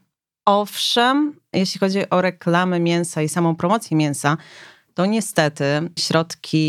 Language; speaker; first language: Polish; native; Polish